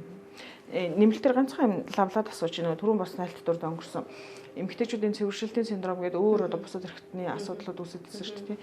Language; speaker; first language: Mongolian; native; Mongolian